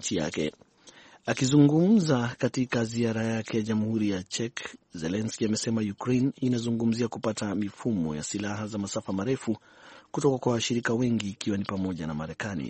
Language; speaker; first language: Swahili; non-native, local second language; Kikuyu